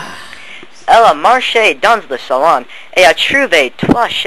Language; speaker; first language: French; non-native, learner; English